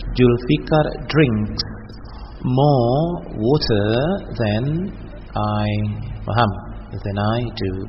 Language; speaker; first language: English; non-native, local second language; Indonesian